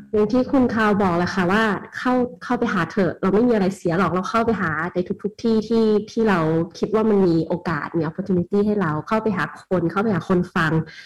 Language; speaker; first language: Thai; native; Thai